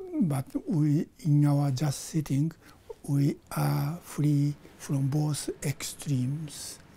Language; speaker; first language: English; non-native, fluent; Japanese